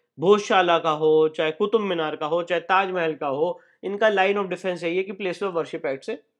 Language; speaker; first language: Hindi; native; Hindi